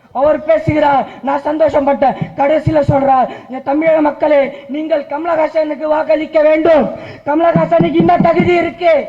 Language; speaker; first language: Tamil; non-native, local second language; Urdu